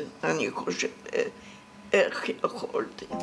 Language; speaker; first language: Hebrew; non-native, fluent; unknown